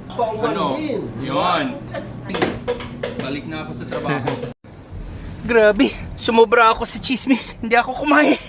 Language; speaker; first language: Filipino; non-native, fluent; English